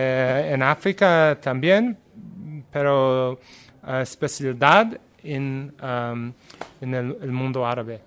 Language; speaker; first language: Spanish; non-native, learner; English